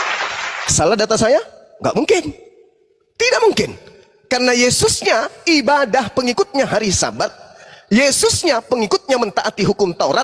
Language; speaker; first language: Indonesian; native; Indonesian